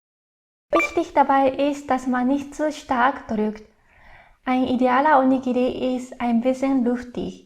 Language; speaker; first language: German; non-native, fluent; Japanese